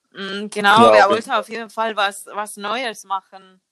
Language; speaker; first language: German; non-native, learner; Spanish